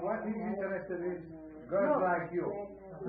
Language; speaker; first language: English; non-native, fluent; Ladino